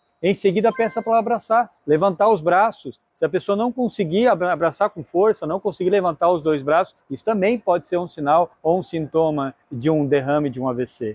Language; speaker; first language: Portuguese; native; Portuguese